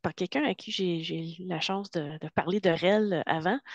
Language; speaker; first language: French; native; French